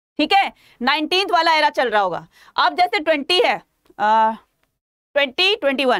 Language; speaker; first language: Hindi; native; Hindi